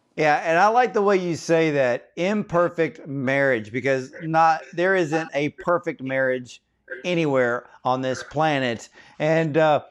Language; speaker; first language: English; native; English